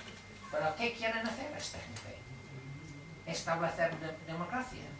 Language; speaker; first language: Spanish; non-native, fluent; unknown